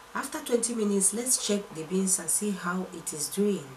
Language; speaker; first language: English; non-native, local second language; Igbo